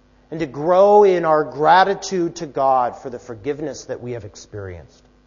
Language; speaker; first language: English; native; English